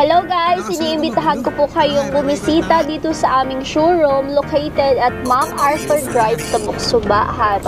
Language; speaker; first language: Filipino; non-native, local second language; Hiligaynon